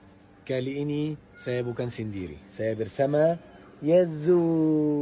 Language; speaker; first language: Indonesian; non-native, learner; Arabic